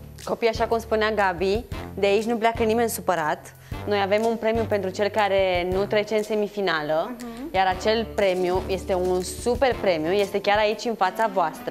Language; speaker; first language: Romanian; native; Romanian